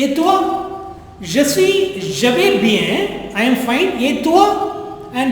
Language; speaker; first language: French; non-native, fluent; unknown